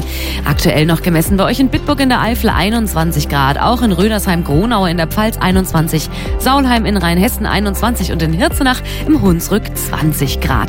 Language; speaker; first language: German; native; German